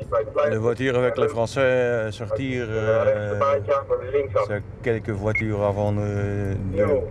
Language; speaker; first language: French; non-native, learner; Dutch